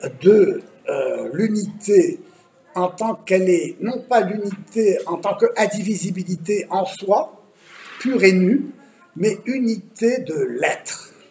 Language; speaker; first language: French; native; French